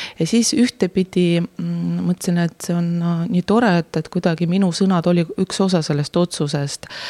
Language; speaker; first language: Estonian; non-native, local second language; Russian